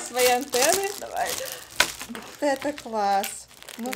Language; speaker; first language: Russian; native; Russian